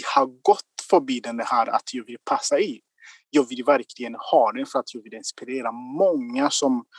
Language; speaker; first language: Swedish; non-native, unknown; Kinyarwanda